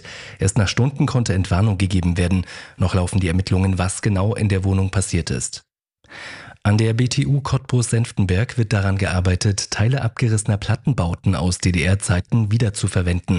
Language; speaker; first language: German; native; German